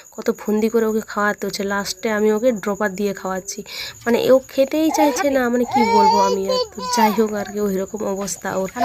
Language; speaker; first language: Bangla; non-native, local second language; Santali